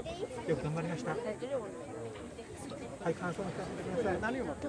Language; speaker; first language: Japanese; native; Japanese